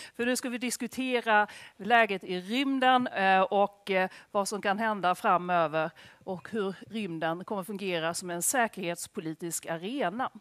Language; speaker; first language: Swedish; native; Swedish